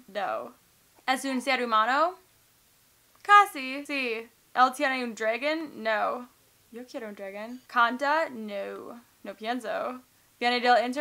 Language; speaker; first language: Spanish; non-native, learner; English